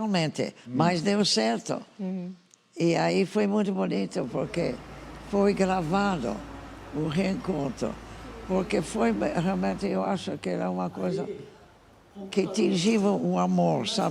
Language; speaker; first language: Portuguese; non-native, fluent; English